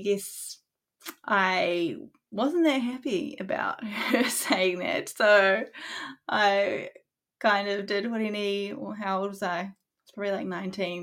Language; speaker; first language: English; native; English